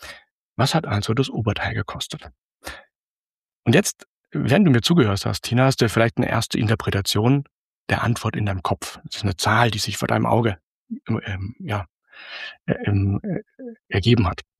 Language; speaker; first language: German; native; German